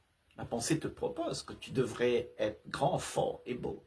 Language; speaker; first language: French; native; French